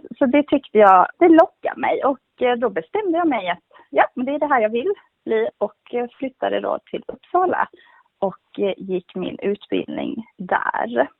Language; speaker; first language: Swedish; early bilingual, other home language; Kurdish